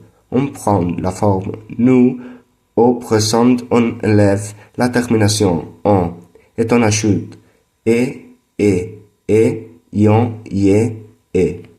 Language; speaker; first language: French; non-native, learner; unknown